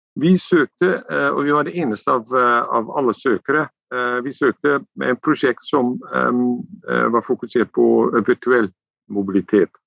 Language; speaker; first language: Norwegian; non-native, fluent; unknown